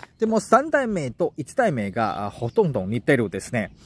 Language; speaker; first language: Japanese; non-native, learner; Chinese